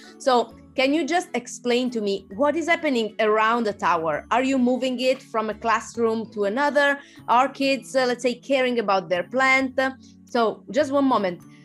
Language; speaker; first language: English; non-native, fluent; Italian